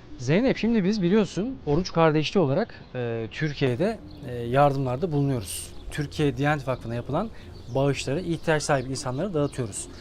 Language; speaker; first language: Turkish; native; Turkish